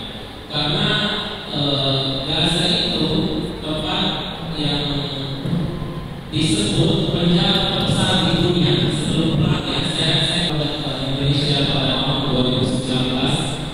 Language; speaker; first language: Indonesian; non-native, fluent; Arabic